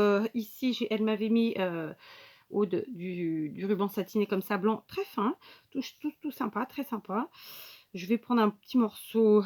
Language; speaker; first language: French; native; French